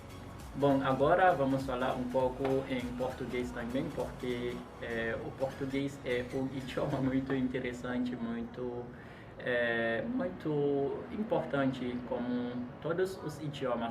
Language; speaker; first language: Portuguese; non-native, fluent; Haitian Creole